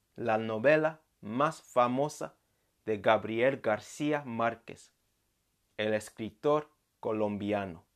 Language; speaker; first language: Spanish; non-native, fluent; English